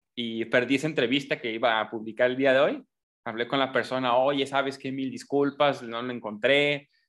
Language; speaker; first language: Spanish; native; Spanish